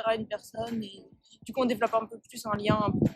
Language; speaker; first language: French; native; French